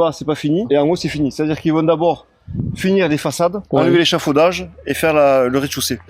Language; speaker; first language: French; native; French